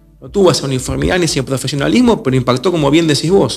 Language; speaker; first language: Spanish; native; Spanish